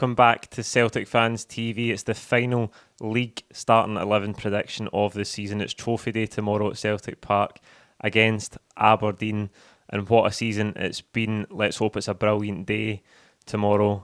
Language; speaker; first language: English; native; English